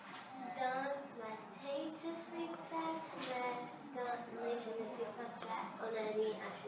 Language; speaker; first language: French; early bilingual, other home language; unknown